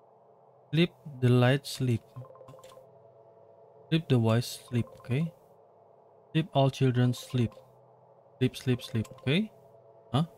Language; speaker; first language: English; non-native, learner; Indonesian